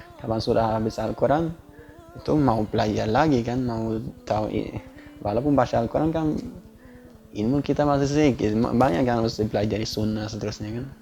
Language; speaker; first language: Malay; non-native, fluent; Swedish